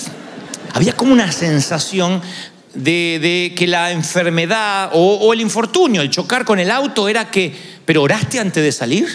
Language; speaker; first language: Spanish; native; Spanish